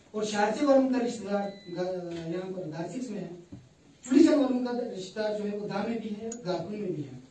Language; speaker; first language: Hindi; native; Hindi